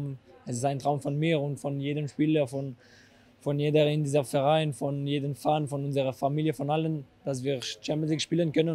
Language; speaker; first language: German; non-native, local second language; French